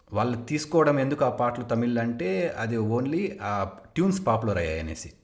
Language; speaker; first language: Telugu; native; Telugu